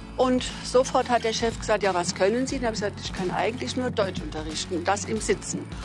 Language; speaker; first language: German; native; German